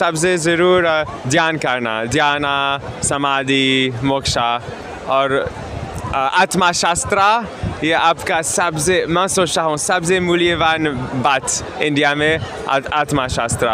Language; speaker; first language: Hindi; non-native, learner; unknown